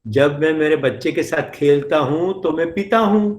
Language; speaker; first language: Hindi; non-native, local second language; Gujarati